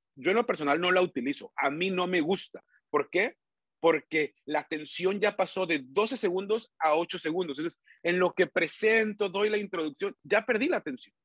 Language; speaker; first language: Spanish; native; Spanish